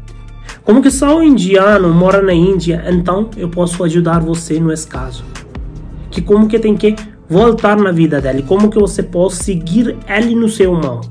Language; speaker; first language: Portuguese; non-native, learner; Hindi